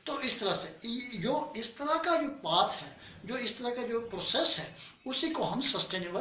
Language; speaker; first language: Hindi; native; Hindi